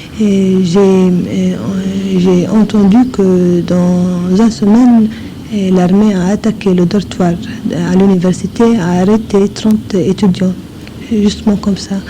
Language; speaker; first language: French; non-native, fluent; English